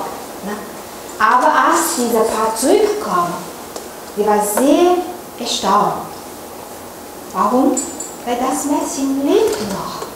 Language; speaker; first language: German; non-native, learner; Chinese